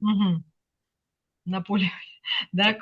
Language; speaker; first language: French; non-native, fluent; Ukrainian